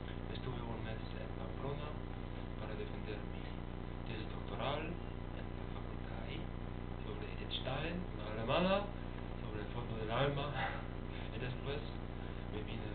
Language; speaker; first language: Spanish; non-native, fluent; German